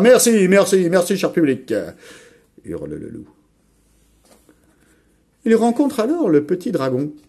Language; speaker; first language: French; native; French